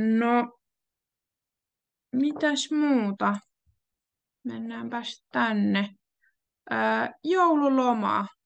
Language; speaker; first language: Finnish; native; Finnish